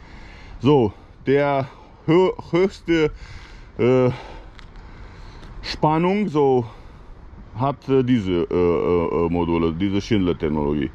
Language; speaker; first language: German; non-native, fluent; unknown